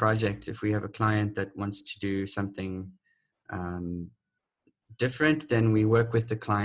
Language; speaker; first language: English; native; English